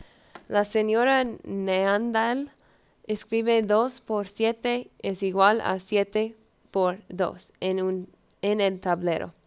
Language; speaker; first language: Spanish; early bilingual, heritage; Spanish